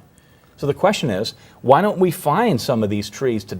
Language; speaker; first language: English; native; English